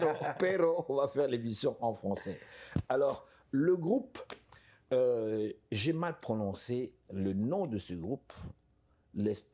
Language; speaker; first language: French; native; French